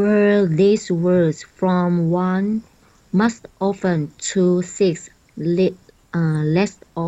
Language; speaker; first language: English; non-native, learner; Chinese